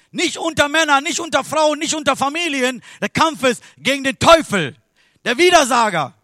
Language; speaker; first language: German; non-native, learner; Sinhala